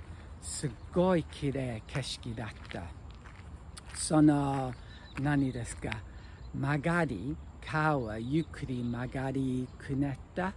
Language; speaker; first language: Japanese; non-native, learner; English